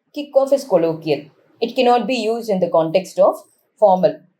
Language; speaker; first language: English; non-native, local second language; Tamil